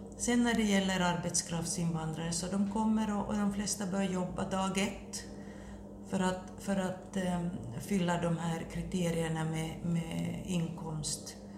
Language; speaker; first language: Swedish; native; Swedish